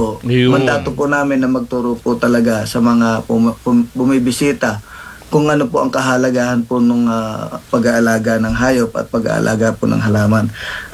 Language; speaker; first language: Filipino; native; Filipino